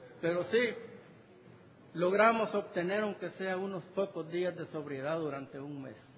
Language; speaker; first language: Spanish; native; Spanish